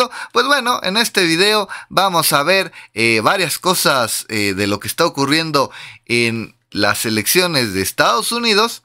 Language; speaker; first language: Spanish; native; Spanish